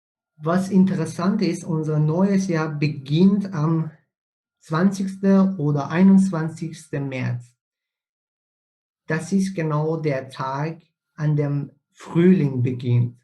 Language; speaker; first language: German; non-native, fluent; Persian